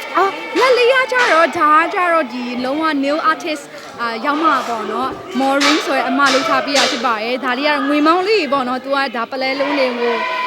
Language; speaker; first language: Burmese; non-native, local second language; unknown